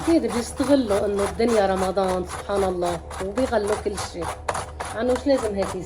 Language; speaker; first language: Arabic; native; Arabic